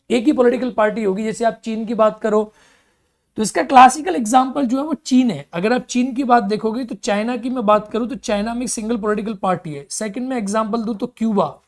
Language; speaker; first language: Hindi; native; Hindi